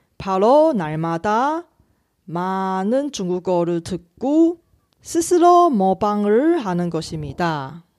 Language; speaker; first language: Korean; non-native, fluent; Chinese